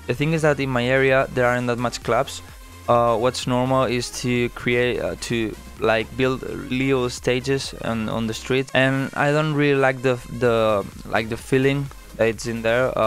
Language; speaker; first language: English; non-native, fluent; Spanish